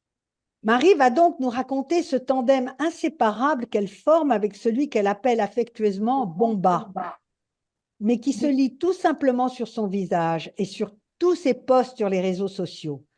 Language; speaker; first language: French; native; French